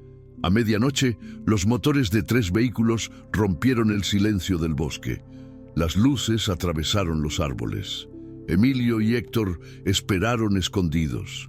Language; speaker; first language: Spanish; native; Spanish